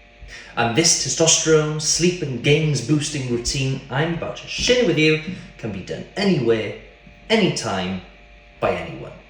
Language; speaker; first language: English; native; English